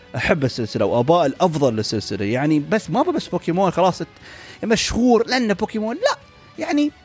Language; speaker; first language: Arabic; native; Arabic